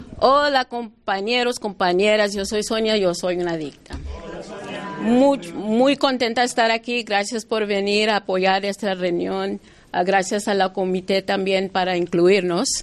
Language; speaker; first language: Spanish; non-native, fluent; English